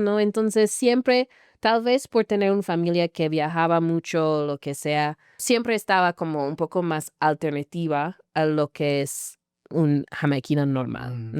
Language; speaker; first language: Spanish; non-native, fluent; English